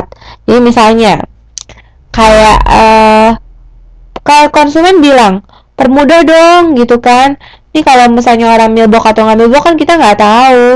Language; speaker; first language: Indonesian; native; Indonesian